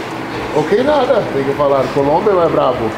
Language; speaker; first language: Portuguese; native; Portuguese